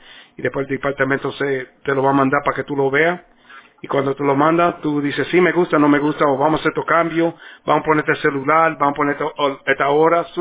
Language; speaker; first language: Spanish; early bilingual, heritage; Spanish